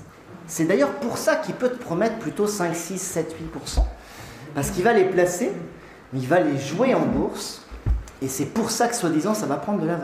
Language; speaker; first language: French; native; French